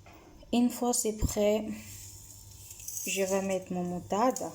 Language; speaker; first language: French; non-native, learner; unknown